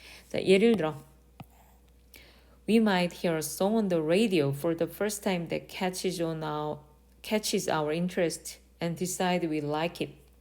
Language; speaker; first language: English; non-native, fluent; Korean